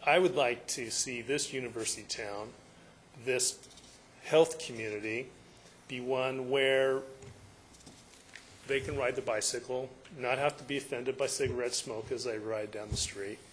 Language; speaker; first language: English; native; English